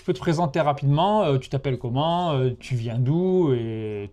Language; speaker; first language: French; native; French